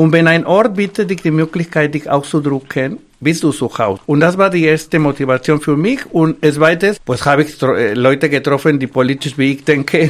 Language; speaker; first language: German; non-native, fluent; Spanish